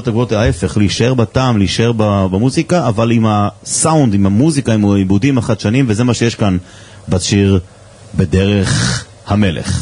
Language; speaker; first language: Hebrew; native; Hebrew